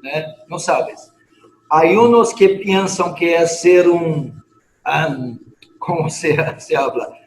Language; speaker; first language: Spanish; non-native, fluent; Portuguese